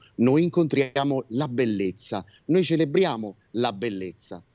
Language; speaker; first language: Italian; native; Italian